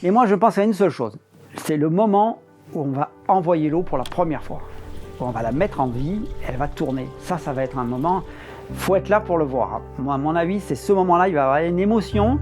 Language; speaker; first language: French; native; French